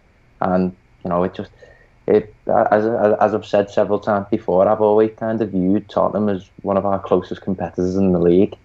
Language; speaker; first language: English; native; English